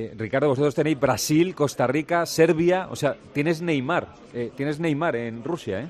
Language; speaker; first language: Spanish; native; Spanish